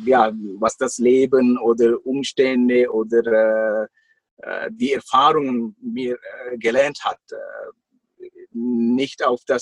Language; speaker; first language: German; non-native, fluent; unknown